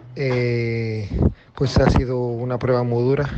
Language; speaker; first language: Spanish; native; Spanish